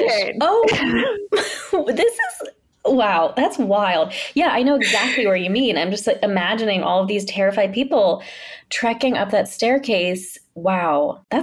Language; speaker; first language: English; native; English